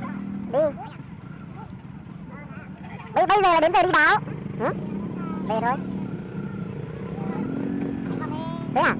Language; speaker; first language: Vietnamese; native; Vietnamese